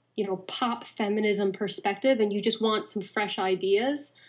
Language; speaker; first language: English; native; English